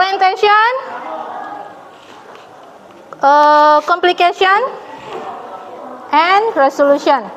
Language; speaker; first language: English; non-native, fluent; Indonesian